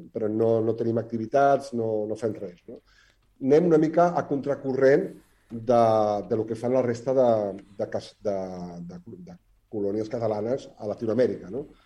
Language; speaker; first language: Catalan; native; Catalan